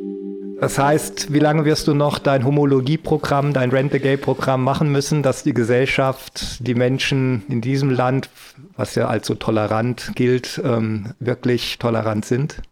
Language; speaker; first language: German; native; German